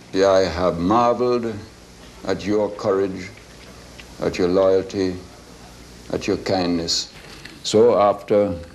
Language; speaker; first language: English; native; English